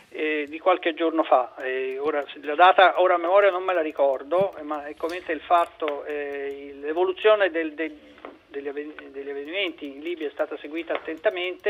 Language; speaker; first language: Italian; native; Italian